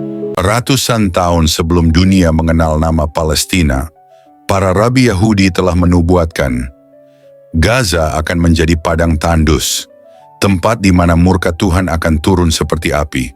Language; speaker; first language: Indonesian; native; Indonesian